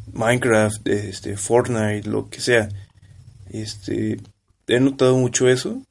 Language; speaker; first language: Spanish; native; Spanish